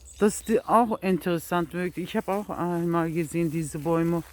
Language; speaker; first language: German; non-native, learner; Turkish